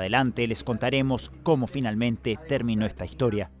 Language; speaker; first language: Spanish; native; Spanish